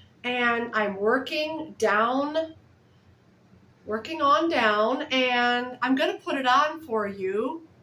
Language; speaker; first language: English; native; English